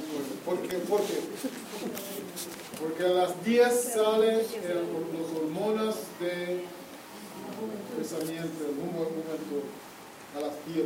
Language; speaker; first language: Spanish; non-native, fluent; English